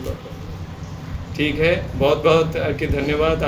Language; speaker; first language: Hindi; non-native, local second language; Bangla